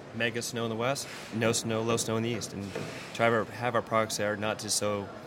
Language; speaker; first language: English; native; English